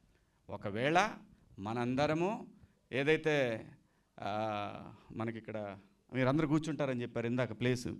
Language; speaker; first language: Telugu; native; Telugu